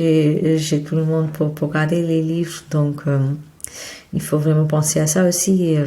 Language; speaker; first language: French; non-native, fluent; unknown